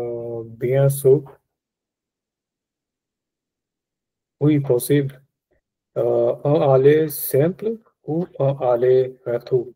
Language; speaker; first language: French; non-native, learner; Punjabi